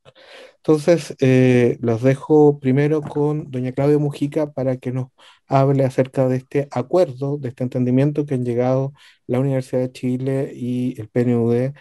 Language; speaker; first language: Spanish; native; Spanish